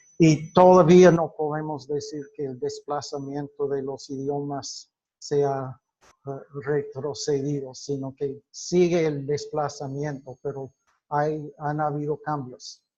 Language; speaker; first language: Spanish; non-native, fluent; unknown